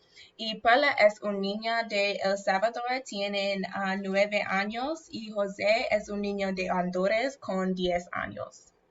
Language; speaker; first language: Spanish; non-native, learner; English